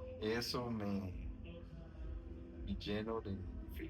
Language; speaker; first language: Spanish; non-native, learner; French